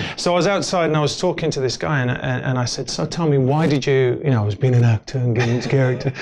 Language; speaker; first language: English; native; English